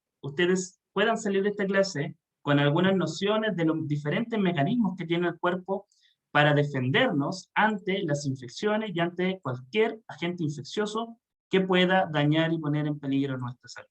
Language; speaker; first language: Spanish; native; Spanish